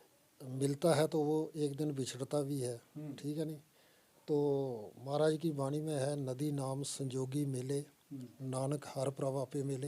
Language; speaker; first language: Hindi; native; Hindi